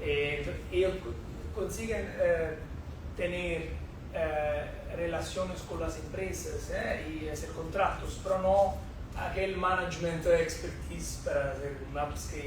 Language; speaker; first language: Spanish; non-native, fluent; Portuguese